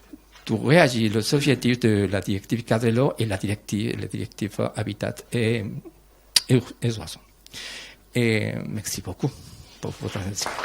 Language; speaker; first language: French; non-native, learner; Spanish